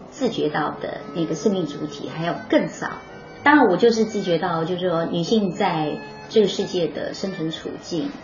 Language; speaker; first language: Chinese; non-native, local second language; Hakka Chinese